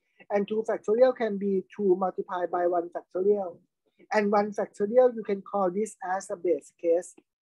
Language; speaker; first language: English; non-native, fluent; Thai